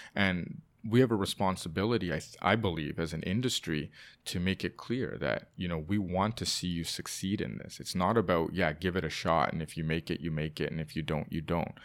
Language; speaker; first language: English; native; English